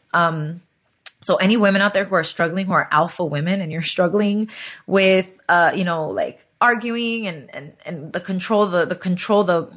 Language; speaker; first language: English; early bilingual, other home language; Spanish